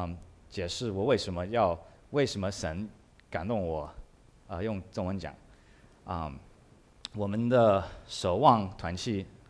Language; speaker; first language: Chinese; early bilingual, heritage; English